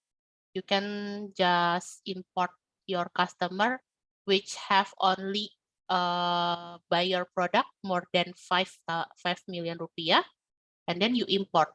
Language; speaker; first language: English; non-native, learner; Indonesian